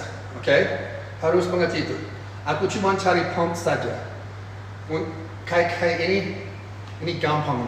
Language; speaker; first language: Indonesian; non-native, fluent; English